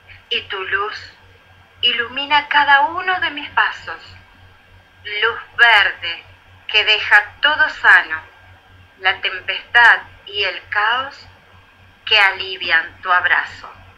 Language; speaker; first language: Spanish; native; Spanish